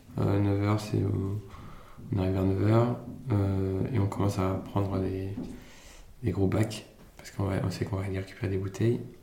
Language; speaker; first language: French; early bilingual, other home language; Italian